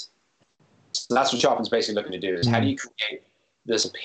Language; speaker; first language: English; native; English